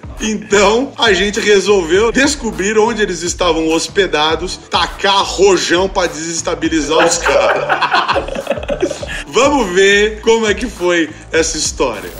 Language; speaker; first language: Portuguese; native; Portuguese